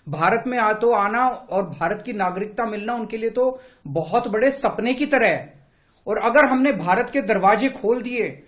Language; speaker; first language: Hindi; native; Hindi